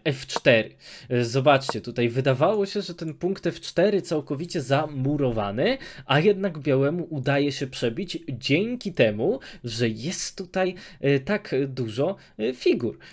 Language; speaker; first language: Polish; native; Polish